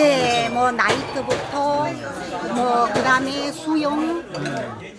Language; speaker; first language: Korean; early bilingual, heritage; Korean